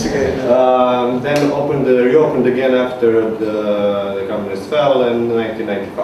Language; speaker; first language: English; non-native, learner; Romanian